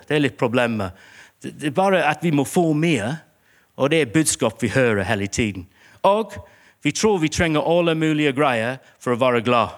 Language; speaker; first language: Norwegian; non-native, fluent; English